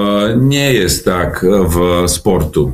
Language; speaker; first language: Polish; non-native, fluent; Serbian